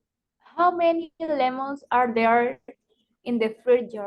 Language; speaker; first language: English; non-native, learner; Spanish